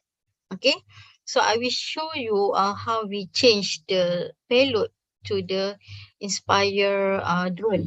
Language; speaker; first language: English; non-native, fluent; Malay